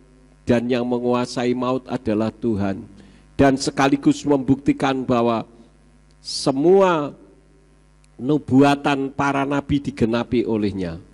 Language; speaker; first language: Indonesian; native; Indonesian